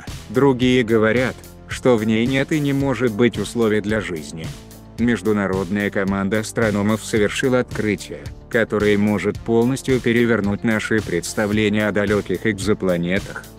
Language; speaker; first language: Russian; native; Russian